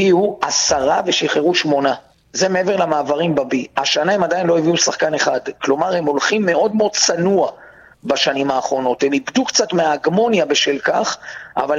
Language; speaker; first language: Hebrew; native; Hebrew